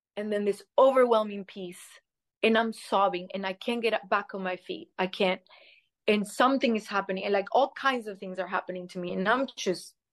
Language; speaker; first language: English; early bilingual, other home language; Spanish